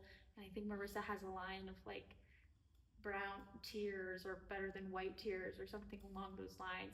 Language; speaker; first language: English; native; English